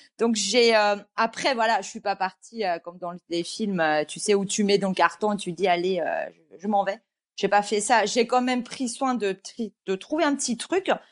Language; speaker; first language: French; early bilingual, other home language; Georgian